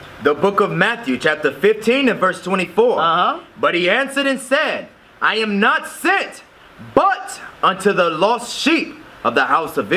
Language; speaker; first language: English; native; English